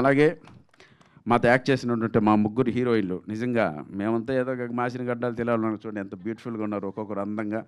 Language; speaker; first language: Telugu; native; Telugu